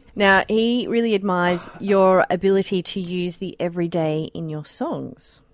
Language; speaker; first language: English; native; English